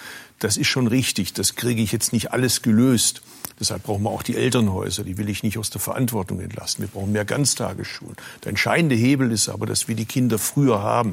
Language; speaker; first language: German; early bilingual, other home language; Turkish